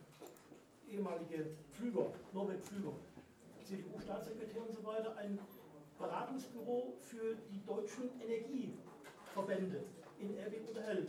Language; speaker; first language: German; native; German